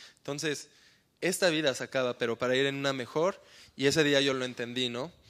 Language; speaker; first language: Spanish; early bilingual, heritage; Spanish